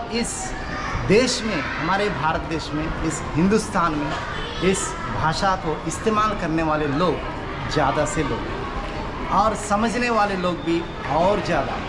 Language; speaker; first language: Hindi; non-native, local second language; Telugu